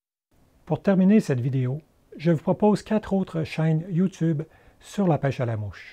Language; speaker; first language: French; native; French